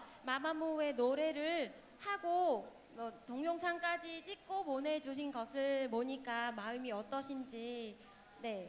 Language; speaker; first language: Korean; non-native, fluent; Vietnamese